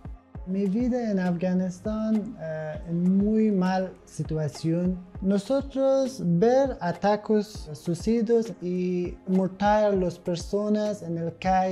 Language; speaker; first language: Spanish; non-native, learner; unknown